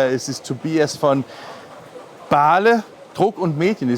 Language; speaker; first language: German; non-native, learner; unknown